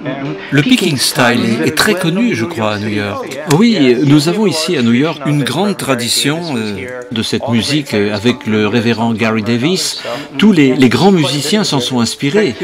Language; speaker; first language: French; non-native, fluent; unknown